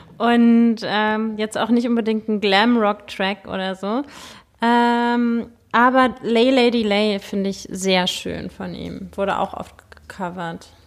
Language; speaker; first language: German; native; German